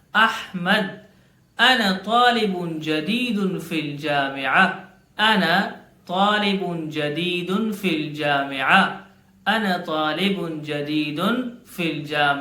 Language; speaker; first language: Arabic; non-native, fluent; Urdu